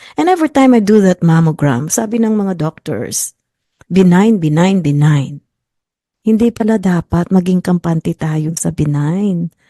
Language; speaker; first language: Filipino; non-native, local second language; Hiligaynon